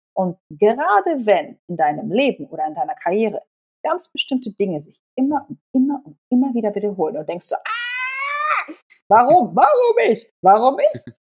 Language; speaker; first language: German; non-native, local second language; Polish